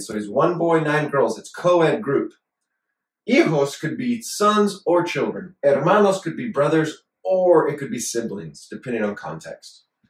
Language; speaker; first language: English; native; English